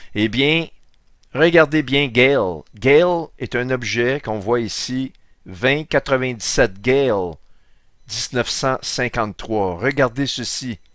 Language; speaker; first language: French; native; French